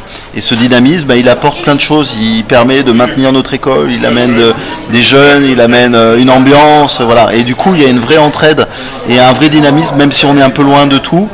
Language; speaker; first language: French; native; French